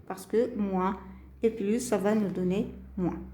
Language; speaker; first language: French; non-native, local second language; Arabic